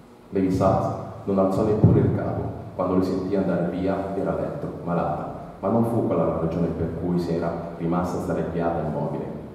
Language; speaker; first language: Italian; native; Italian